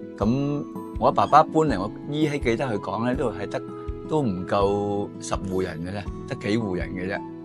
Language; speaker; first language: Cantonese; native; Cantonese